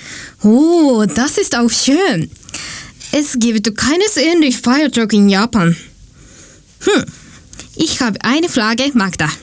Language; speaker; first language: German; non-native, learner; Japanese